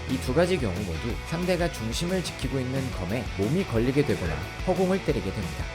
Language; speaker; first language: Korean; native; Korean